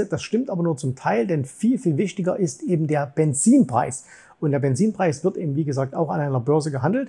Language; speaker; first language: German; native; German